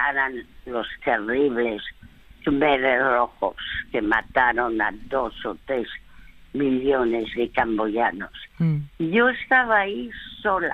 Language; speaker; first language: Spanish; early bilingual, other home language; French